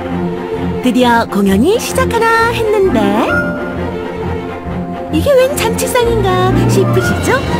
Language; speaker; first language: Korean; native; Korean